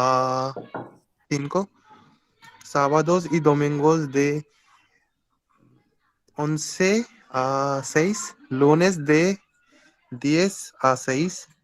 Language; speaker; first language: Spanish; non-native, learner; Hindi